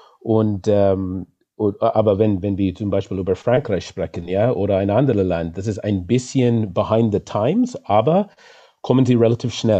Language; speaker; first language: German; non-native, fluent; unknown